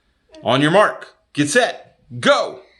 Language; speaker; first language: English; native; English